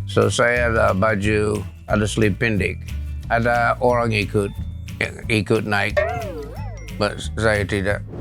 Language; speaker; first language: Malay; non-native, learner; English